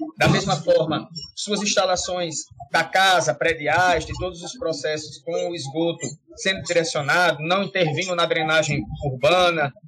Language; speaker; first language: Portuguese; native; Portuguese